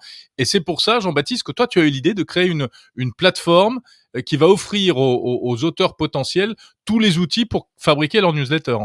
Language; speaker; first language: French; native; French